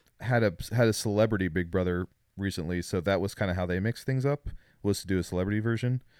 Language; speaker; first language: English; native; English